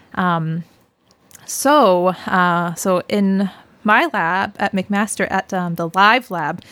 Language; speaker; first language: English; native; English